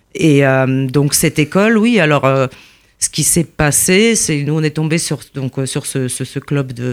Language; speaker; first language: French; non-native, fluent; Polish